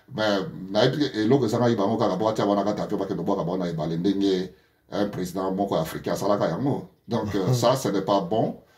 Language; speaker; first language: French; non-native, local second language; Lingala